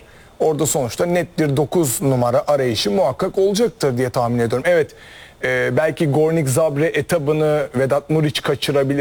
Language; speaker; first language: Turkish; native; Turkish